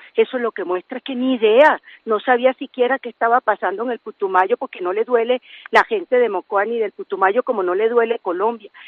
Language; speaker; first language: Spanish; native; Spanish